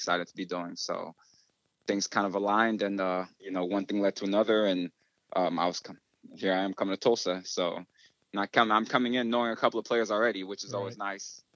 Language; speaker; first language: English; early bilingual, other home language; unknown